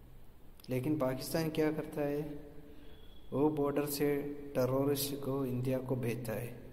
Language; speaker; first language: Hindi; non-native, local second language; Malayalam